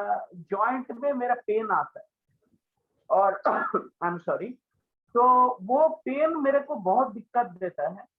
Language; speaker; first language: Hindi; non-native, local second language; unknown